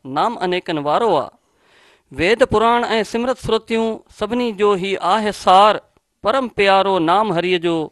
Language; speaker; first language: Hindi; non-native, local second language; Sindhi